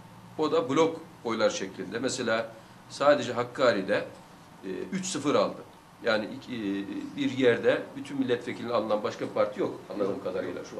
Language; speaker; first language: Turkish; native; Turkish